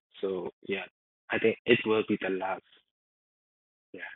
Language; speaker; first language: English; non-native, learner; Burmese